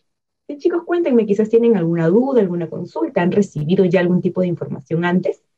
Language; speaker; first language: Spanish; native; Spanish